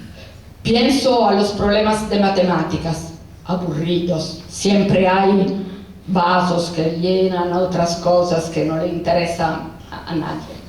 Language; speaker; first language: Spanish; non-native, fluent; Italian